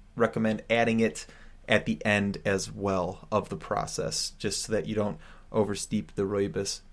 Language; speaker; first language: English; native; English